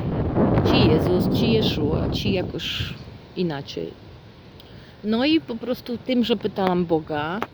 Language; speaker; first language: Polish; non-native, fluent; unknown